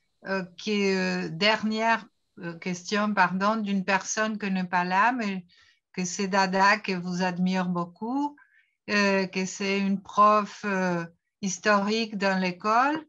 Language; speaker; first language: French; non-native, fluent; Portuguese